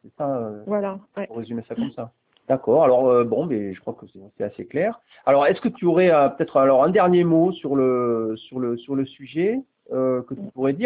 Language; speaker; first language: French; native; French